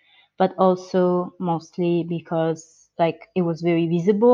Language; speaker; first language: English; non-native, fluent; Italian